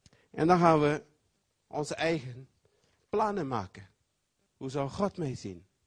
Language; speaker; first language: Dutch; non-native, fluent; Papiamento